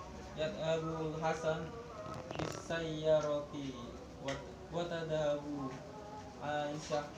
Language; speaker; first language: Arabic; non-native, learner; Indonesian